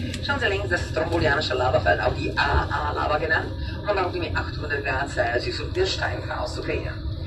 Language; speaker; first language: German; non-native, fluent; Czech